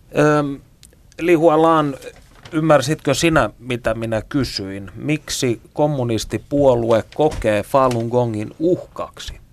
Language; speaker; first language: Finnish; native; Finnish